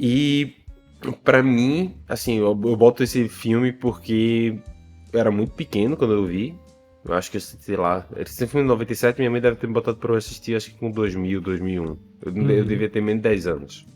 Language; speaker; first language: Portuguese; native; Portuguese